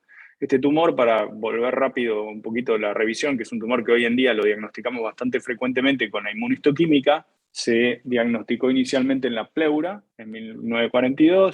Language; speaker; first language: Spanish; native; Spanish